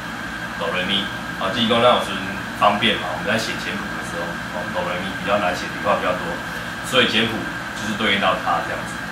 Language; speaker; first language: Chinese; native; Chinese